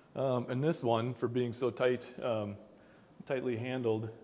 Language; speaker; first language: English; native; English